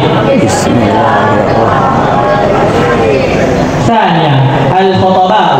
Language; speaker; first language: Arabic; non-native, fluent; Indonesian